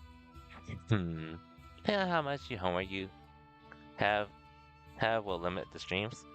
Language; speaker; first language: English; native; English